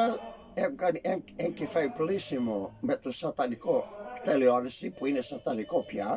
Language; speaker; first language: Greek; early bilingual, heritage; Greek